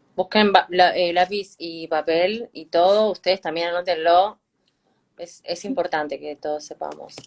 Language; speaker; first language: Spanish; native; Spanish